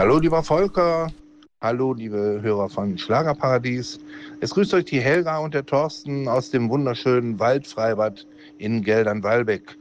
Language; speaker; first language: German; native; German